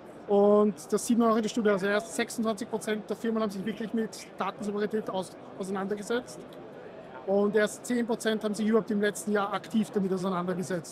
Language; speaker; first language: German; native; German